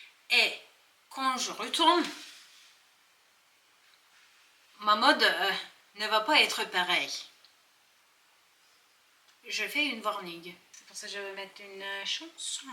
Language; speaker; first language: French; non-native, learner; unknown